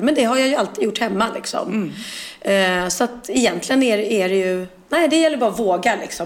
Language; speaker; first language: Swedish; native; Swedish